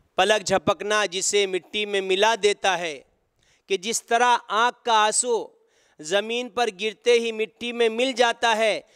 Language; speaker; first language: Urdu; native; Urdu